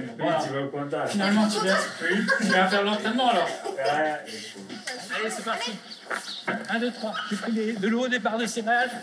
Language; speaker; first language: French; native; French